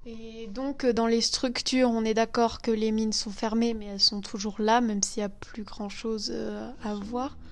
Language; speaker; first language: French; native; French